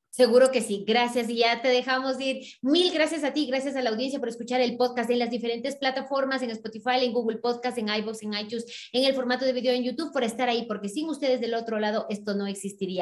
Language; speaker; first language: Spanish; native; Spanish